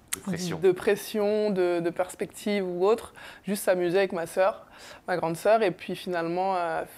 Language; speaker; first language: French; native; French